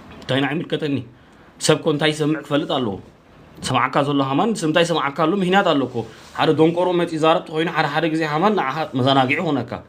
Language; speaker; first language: Tigrinya; early bilingual, heritage; Tigrinya